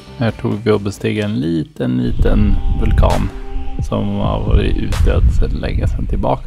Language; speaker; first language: Swedish; native; Swedish